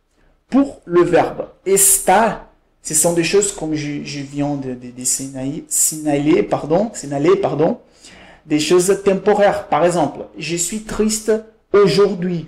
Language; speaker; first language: French; non-native, fluent; Portuguese